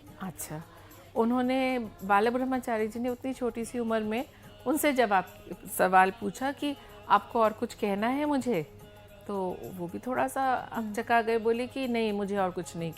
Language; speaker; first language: Hindi; native; Hindi